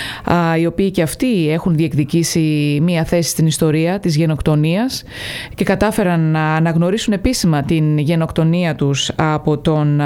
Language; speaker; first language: Greek; native; Greek